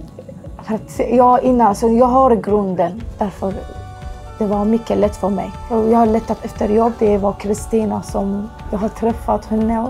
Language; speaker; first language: Swedish; non-native, fluent; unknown